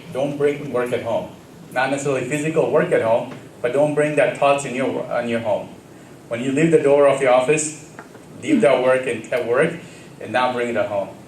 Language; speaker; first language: English; early bilingual, other home language; Gujarati